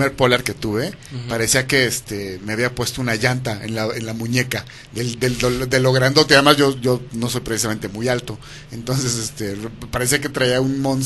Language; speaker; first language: Spanish; native; Spanish